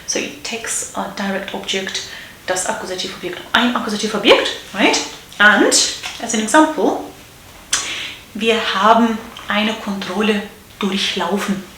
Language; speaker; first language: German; non-native, fluent; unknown